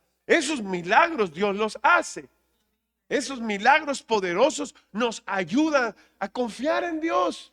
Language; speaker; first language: Spanish; native; Spanish